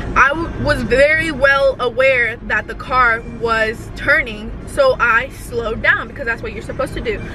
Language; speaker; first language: English; early bilingual, other home language; Spanish